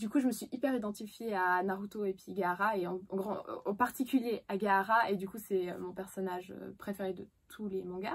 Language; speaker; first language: French; native; French